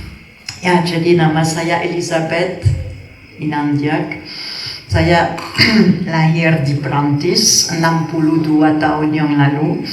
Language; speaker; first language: Indonesian; non-native, fluent; French